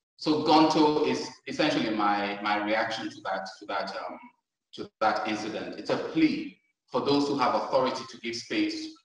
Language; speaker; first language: English; native; English